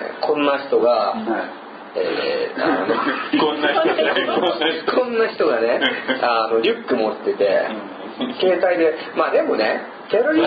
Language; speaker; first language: Japanese; non-native, fluent; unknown